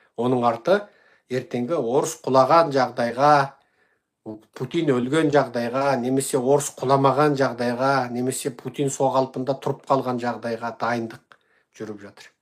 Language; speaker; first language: Kazakh; native; Kazakh